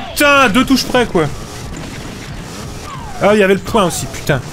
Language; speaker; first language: French; native; French